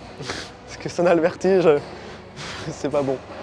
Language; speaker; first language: French; native; French